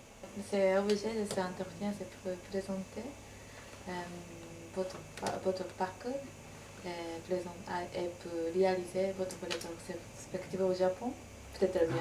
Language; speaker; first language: French; non-native, fluent; Japanese